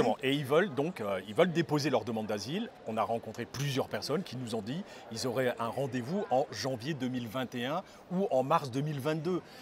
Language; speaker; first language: French; native; French